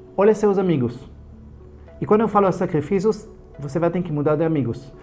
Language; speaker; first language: Portuguese; non-native, fluent; Hebrew